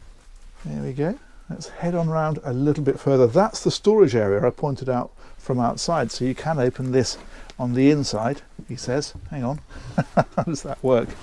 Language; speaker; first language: English; native; English